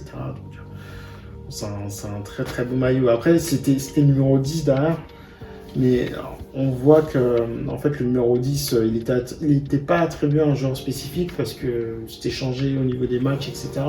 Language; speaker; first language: French; native; French